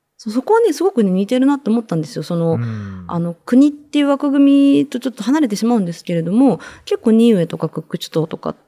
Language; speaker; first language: Japanese; native; Japanese